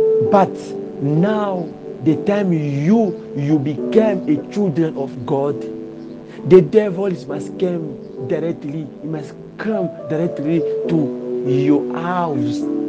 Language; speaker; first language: English; non-native, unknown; Lingala